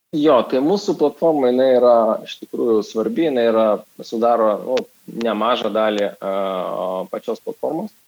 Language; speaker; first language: Lithuanian; non-native, local second language; Russian